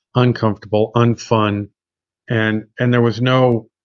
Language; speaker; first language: English; native; English